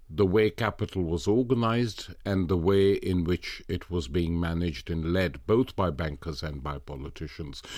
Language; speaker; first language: English; non-native, local second language; Punjabi